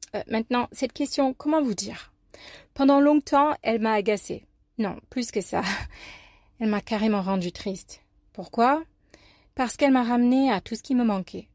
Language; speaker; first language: French; non-native, fluent; English